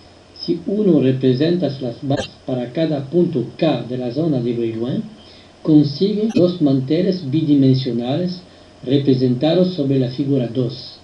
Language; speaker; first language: Spanish; non-native, fluent; French